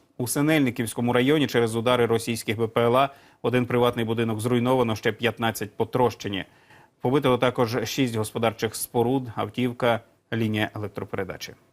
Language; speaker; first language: Ukrainian; native; Ukrainian